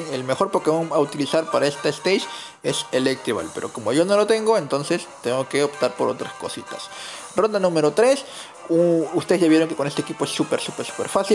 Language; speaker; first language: Spanish; native; Spanish